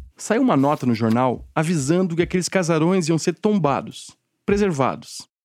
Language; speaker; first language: Portuguese; native; Portuguese